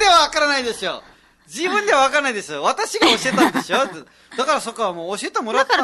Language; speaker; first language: Japanese; non-native, fluent; Nepali